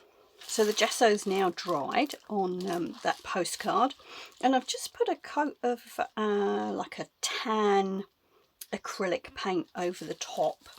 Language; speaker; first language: English; native; English